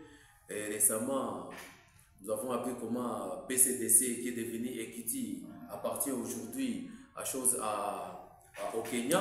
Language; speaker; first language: French; non-native, local second language; Swahili